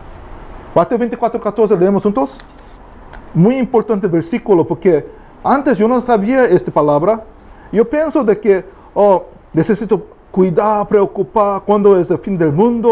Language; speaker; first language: Spanish; non-native, learner; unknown